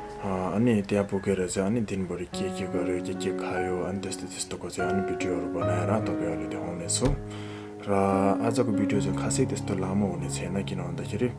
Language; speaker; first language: Nepali; non-native, local second language; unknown